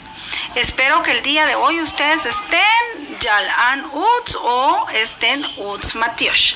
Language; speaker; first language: Spanish; non-native, local second language; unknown